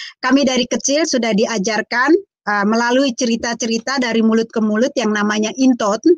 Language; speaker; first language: Indonesian; non-native, local second language; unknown